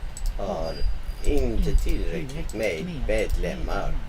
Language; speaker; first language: Swedish; non-native, learner; English